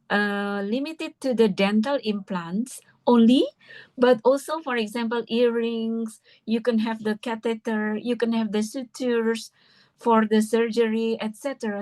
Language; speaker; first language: English; non-native, fluent; Indonesian